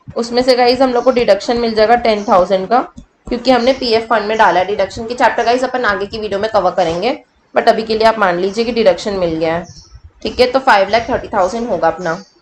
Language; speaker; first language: Hindi; native; Hindi